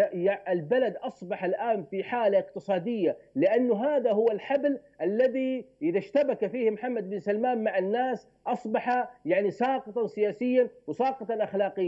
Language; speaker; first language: Arabic; native; Arabic